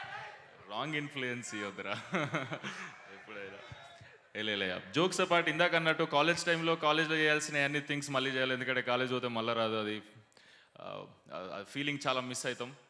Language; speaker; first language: Telugu; native; Telugu